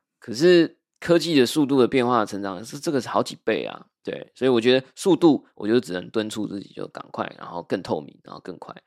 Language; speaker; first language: Chinese; native; Chinese